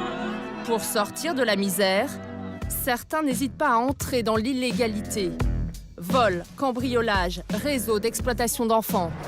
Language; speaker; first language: French; native; French